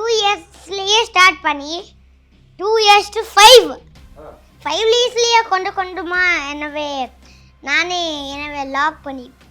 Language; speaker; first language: Tamil; non-native, local second language; Tulu